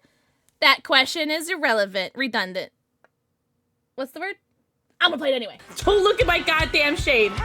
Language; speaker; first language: English; native; English